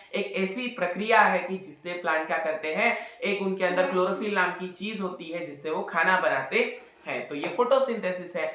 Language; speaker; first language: Hindi; non-native, local second language; Marathi